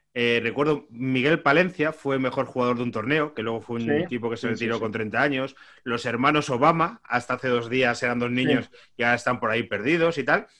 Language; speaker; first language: Spanish; native; Spanish